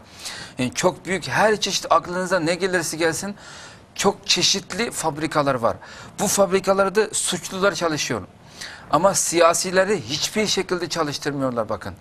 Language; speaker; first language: Turkish; non-native, fluent; Uyghur